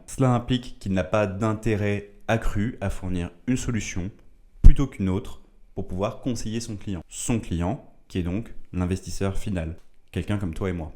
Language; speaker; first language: French; native; French